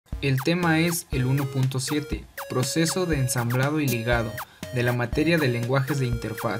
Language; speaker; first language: Spanish; native; Spanish